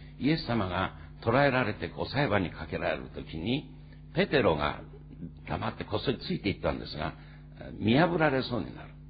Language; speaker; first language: Japanese; native; Japanese